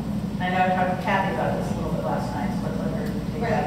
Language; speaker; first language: English; native; English